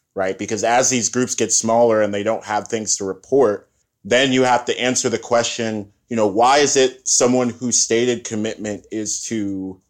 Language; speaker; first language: English; early bilingual, other home language; Yoruba